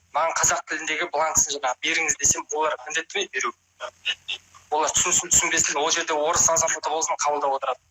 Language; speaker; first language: Kazakh; native; Kazakh